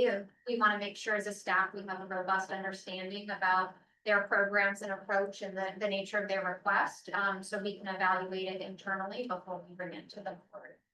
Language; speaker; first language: English; native; English